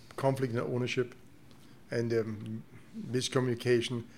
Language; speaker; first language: English; non-native, fluent; German